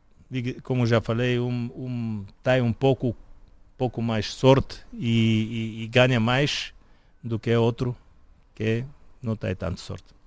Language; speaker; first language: Portuguese; non-native, fluent; Bulgarian